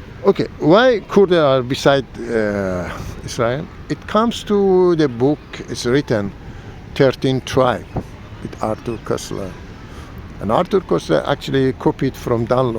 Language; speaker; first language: English; non-native, learner; Persian